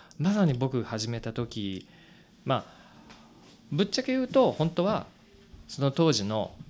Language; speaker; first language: Japanese; native; Japanese